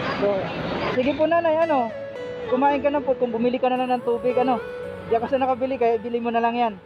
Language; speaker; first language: Filipino; non-native, local second language; Waray